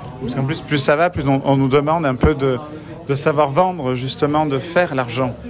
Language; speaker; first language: French; native; French